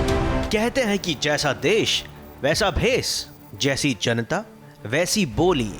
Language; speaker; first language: Hindi; native; Hindi